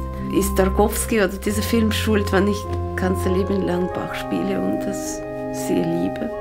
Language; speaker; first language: German; non-native, learner; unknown